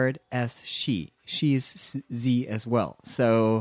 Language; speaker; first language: English; non-native, fluent; German